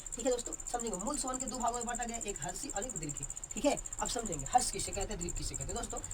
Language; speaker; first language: Hindi; native; Hindi